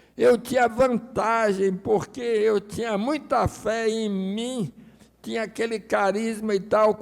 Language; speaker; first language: Portuguese; early bilingual, other home language; Russian